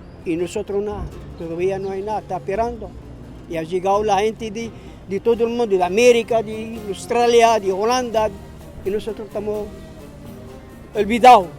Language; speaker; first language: Spanish; non-native, learner; Arabic